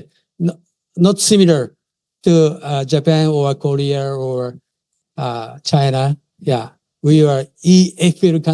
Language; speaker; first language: English; non-native, fluent; Japanese